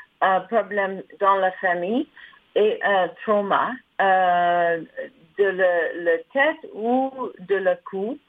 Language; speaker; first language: French; non-native, learner; English